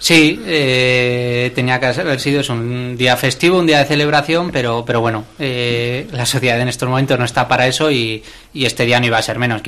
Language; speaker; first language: Spanish; native; Spanish